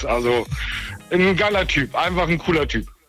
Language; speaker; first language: German; native; German